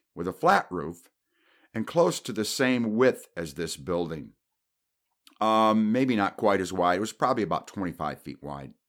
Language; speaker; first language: English; native; English